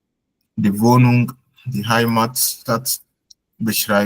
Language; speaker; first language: German; non-native, fluent; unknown